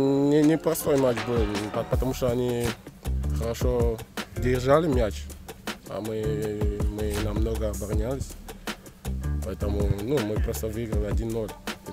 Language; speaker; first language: Russian; non-native, learner; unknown